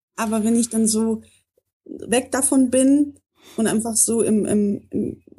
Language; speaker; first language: German; native; German